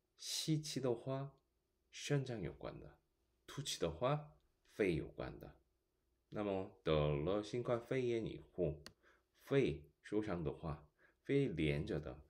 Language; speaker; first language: Chinese; non-native, fluent; Korean